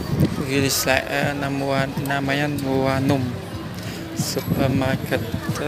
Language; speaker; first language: English; non-native, learner; Indonesian